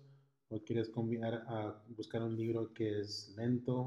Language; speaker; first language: Spanish; early bilingual, heritage; Spanish